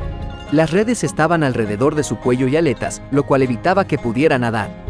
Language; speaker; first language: Spanish; native; Spanish